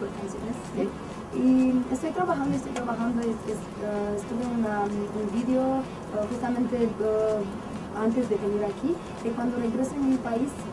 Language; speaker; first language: Spanish; non-native, learner; Romanian